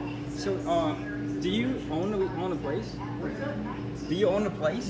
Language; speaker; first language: English; non-native, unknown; Turkish